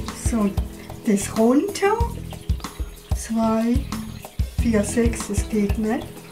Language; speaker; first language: German; native; German